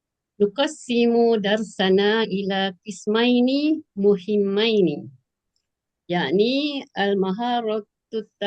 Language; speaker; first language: Arabic; non-native, learner; Malay